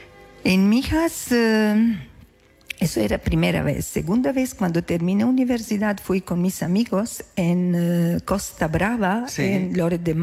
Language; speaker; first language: Spanish; non-native, fluent; Serbian